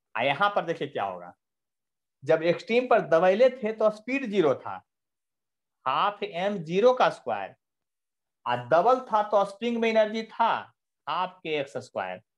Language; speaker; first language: Hindi; native; Hindi